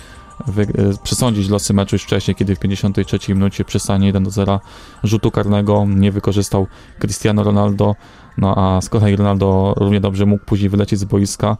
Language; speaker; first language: Polish; native; Polish